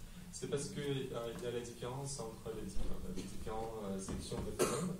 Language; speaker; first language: French; non-native, fluent; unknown